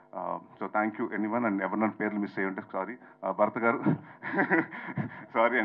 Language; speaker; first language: Telugu; native; Telugu